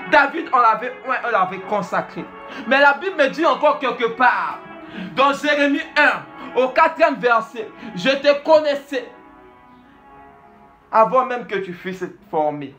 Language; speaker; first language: French; non-native, local second language; Swahili